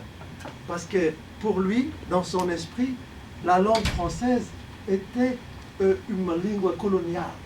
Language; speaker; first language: French; early bilingual, other home language; Arabic